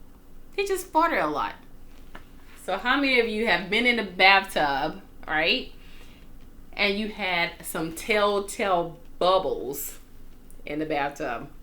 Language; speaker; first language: English; native; English